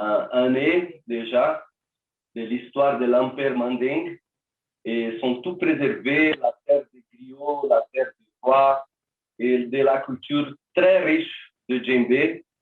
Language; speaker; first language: French; non-native, learner; Portuguese